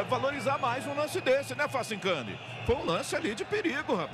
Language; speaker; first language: Portuguese; native; Portuguese